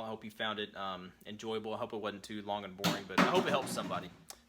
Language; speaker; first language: English; native; English